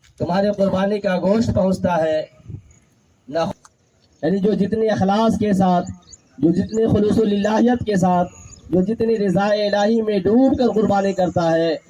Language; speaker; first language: Urdu; native; Urdu